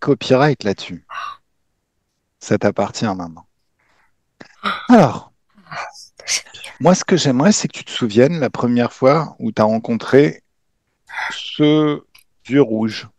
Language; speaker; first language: French; native; French